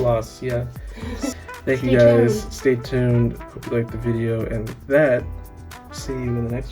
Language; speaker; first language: English; native; English